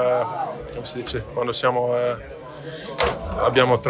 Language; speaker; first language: Italian; non-native, fluent; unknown